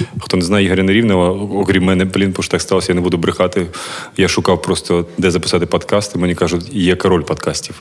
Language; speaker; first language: Ukrainian; non-native, local second language; Russian